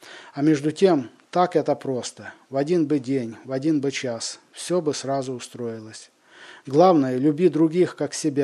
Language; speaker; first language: Russian; native; Russian